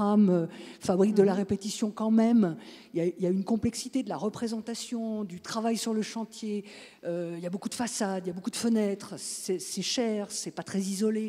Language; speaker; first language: French; native; French